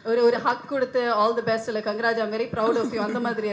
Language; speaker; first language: Tamil; native; Tamil